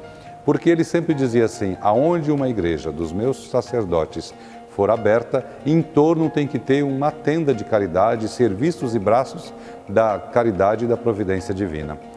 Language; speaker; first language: Portuguese; native; Portuguese